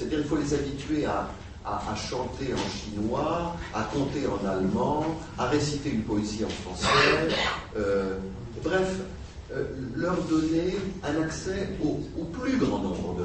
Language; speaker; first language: French; native; French